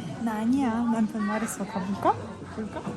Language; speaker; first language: Korean; non-native, learner; Russian